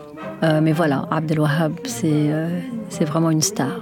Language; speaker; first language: French; non-native, local second language; Arabic